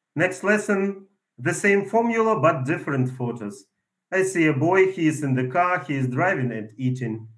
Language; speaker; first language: English; non-native, fluent; Ukrainian